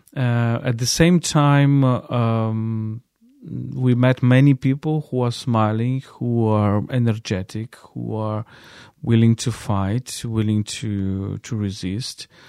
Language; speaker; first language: English; non-native, fluent; Ukrainian